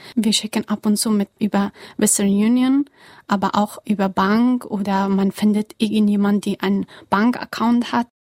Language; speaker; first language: German; non-native, fluent; Persian